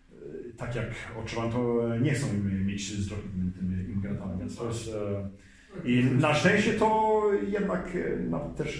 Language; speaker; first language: Polish; early bilingual, heritage; Swedish